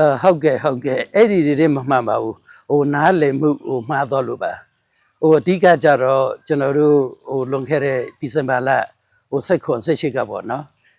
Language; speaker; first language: Burmese; non-native, local second language; Mon